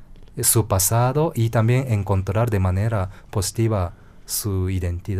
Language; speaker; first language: Spanish; non-native, fluent; Japanese